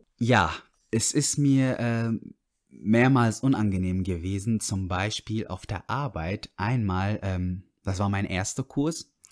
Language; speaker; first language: German; non-native, fluent; Arabic